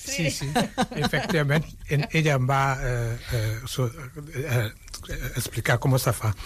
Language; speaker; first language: Catalan; non-native, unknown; Wolof